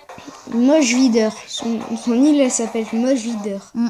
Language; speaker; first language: French; native; French